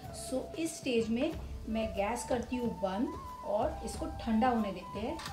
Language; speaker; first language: Hindi; non-native, local second language; Bangla